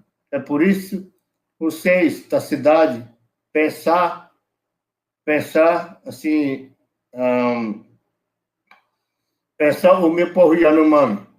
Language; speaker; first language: Portuguese; non-native, local second language; Yanomámi